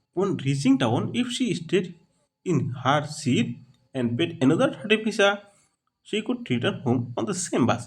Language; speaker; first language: English; non-native, local second language; Assamese